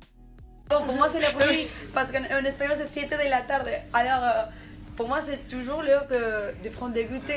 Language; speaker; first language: French; non-native, fluent; Spanish